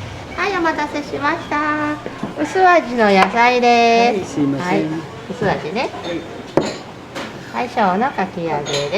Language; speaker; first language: Japanese; native; Japanese